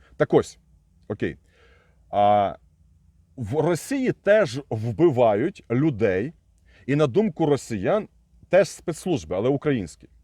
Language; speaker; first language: Ukrainian; non-native, local second language; Russian